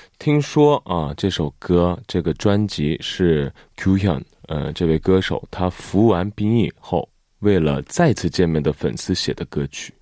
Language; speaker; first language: Chinese; non-native, fluent; Korean